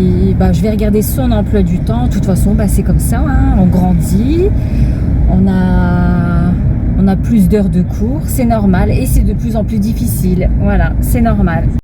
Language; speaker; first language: French; native; French